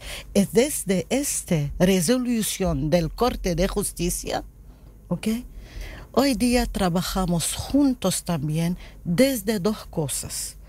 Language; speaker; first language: Spanish; non-native, learner; Arabic